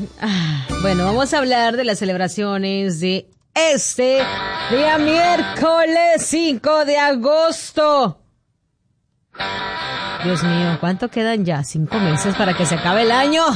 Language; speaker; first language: Spanish; native; Spanish